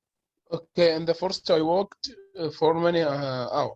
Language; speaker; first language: English; non-native, learner; Arabic